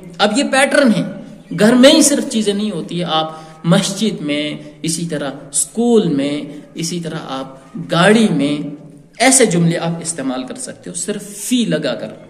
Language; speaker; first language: Urdu; native; Urdu